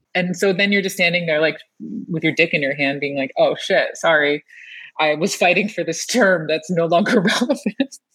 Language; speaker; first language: English; early bilingual, other home language; Persian